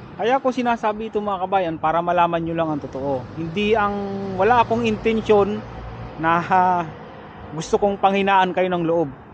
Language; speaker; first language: Filipino; non-native, local second language; Bikol